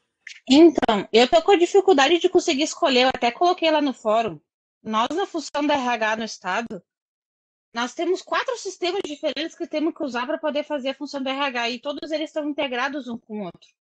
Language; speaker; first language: Portuguese; native; Portuguese